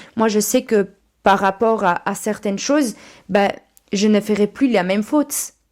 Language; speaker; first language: French; early bilingual, other home language; Portuguese